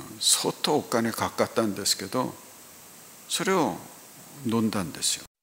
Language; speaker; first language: Japanese; non-native, fluent; Korean